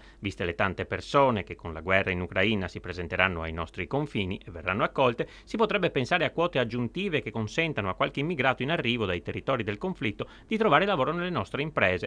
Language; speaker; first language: Italian; native; Italian